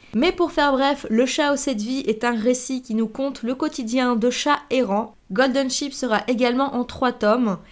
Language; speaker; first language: French; native; French